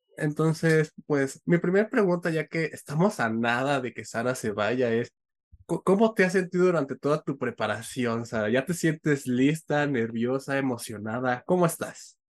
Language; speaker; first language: Spanish; native; Spanish